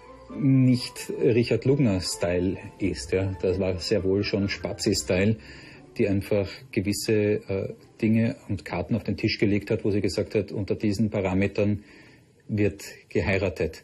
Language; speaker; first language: German; native; German